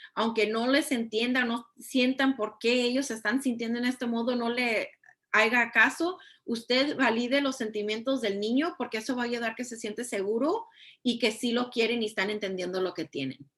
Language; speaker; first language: Spanish; early bilingual, heritage; Spanish